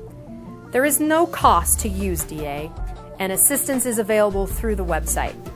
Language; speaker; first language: English; native; English